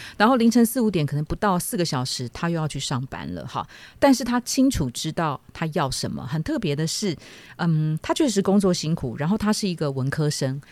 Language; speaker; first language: Chinese; native; Chinese